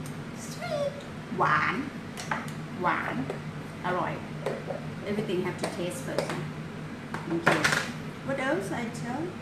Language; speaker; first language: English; non-native, learner; Thai